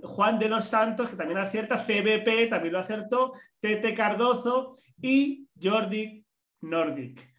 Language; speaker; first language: Spanish; native; Spanish